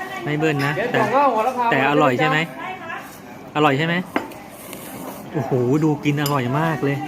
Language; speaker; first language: Thai; native; Thai